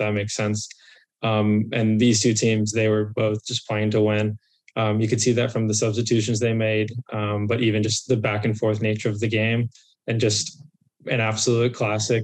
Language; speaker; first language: English; native; English